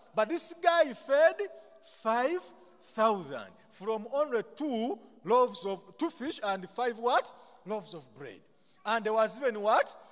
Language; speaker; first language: English; non-native, local second language; Ganda